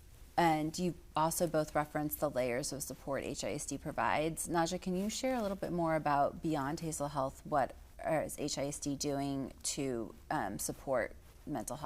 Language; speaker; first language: English; native; English